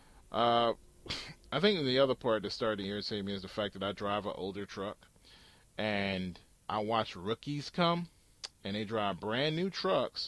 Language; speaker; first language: English; native; English